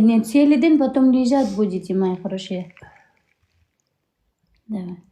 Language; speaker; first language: Russian; non-native, learner; Uzbek